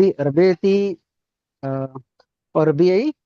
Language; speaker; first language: Arabic; non-native, learner; Urdu